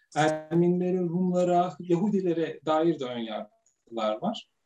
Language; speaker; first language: Turkish; native; Turkish